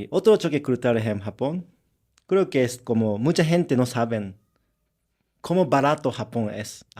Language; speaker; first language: Spanish; non-native, learner; Japanese